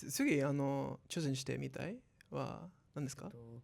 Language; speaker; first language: Japanese; non-native, learner; English